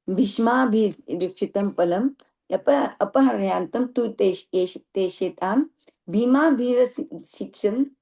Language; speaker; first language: Hindi; non-native, local second language; Marathi